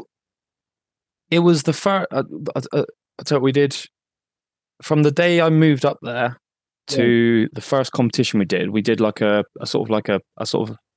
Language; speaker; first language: English; native; English